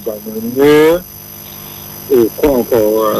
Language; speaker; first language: French; non-native, local second language; Guadeloupean Creole French